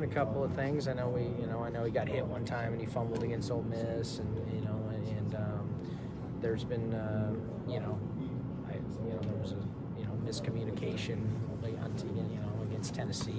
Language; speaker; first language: English; native; English